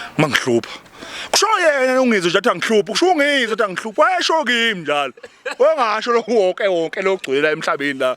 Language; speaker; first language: Zulu; native; Zulu